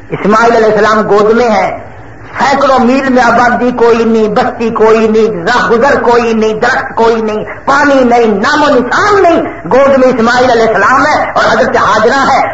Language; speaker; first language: Urdu; non-native, local second language; Saraiki